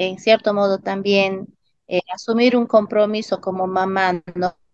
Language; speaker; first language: Spanish; native; Spanish